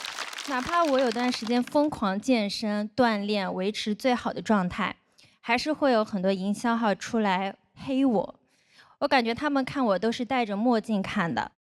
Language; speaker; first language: Chinese; native; Chinese